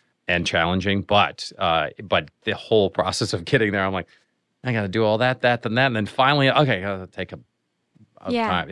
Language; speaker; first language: English; native; English